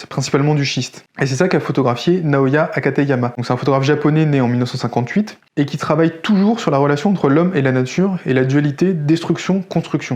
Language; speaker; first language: French; native; French